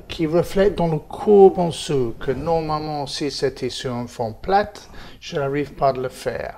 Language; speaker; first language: French; non-native, fluent; English